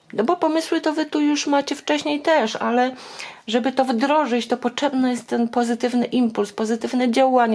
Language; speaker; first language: Polish; native; Polish